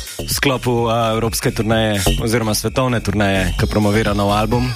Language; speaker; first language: Slovenian; native; Slovenian